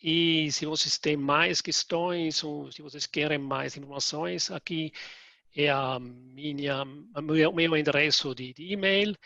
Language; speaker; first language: Portuguese; non-native, fluent; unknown